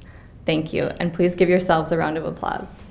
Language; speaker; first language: English; native; English